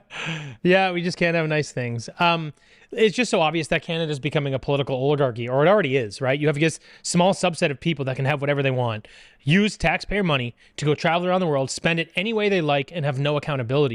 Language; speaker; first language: English; native; English